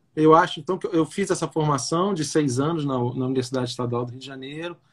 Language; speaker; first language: Portuguese; native; Portuguese